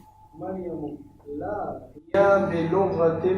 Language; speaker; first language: Arabic; non-native, learner; Urdu